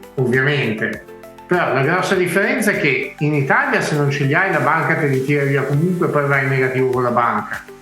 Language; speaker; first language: Italian; native; Italian